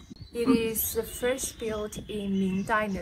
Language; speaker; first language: English; non-native, fluent; Chinese